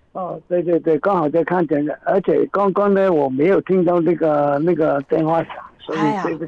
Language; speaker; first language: Chinese; native; Chinese